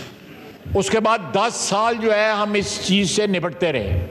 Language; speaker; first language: Urdu; non-native, local second language; Punjabi